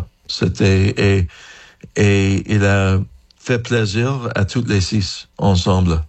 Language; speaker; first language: French; non-native, fluent; English